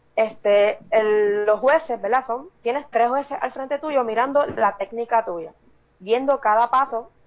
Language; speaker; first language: Spanish; native; Spanish